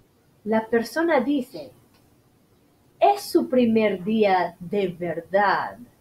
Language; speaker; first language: Spanish; non-native, fluent; English